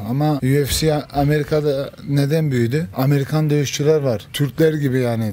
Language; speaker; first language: Turkish; early bilingual, heritage; Turkish